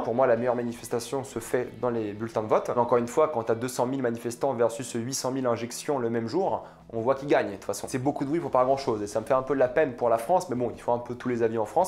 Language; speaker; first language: French; native; French